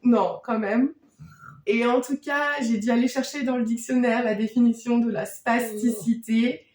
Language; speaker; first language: French; native; French